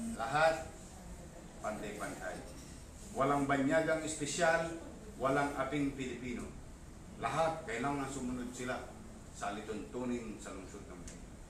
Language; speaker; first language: Filipino; native; Filipino